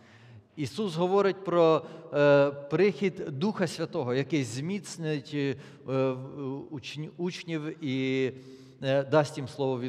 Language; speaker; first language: Polish; non-native, learner; Ukrainian